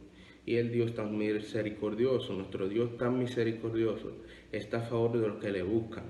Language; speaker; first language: Spanish; native; Spanish